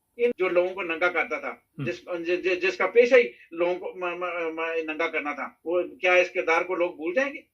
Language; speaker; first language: Urdu; non-native, local second language; Punjabi